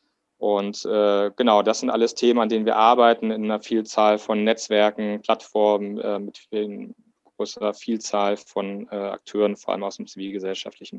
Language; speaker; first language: German; native; German